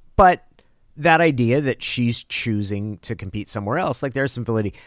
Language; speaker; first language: English; early bilingual, other home language; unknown